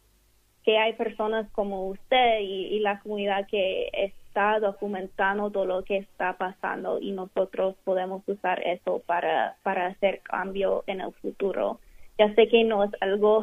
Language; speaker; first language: Spanish; non-native, fluent; English